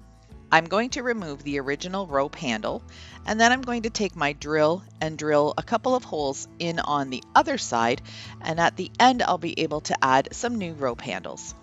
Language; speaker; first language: English; native; English